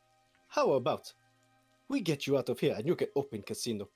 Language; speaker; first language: English; native; English